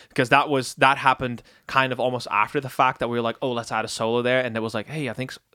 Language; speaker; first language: English; early bilingual, other home language; Dutch